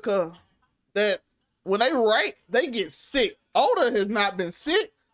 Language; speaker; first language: English; native; English